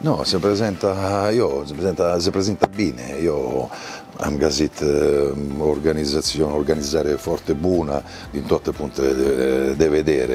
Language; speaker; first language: Romanian; non-native, learner; Italian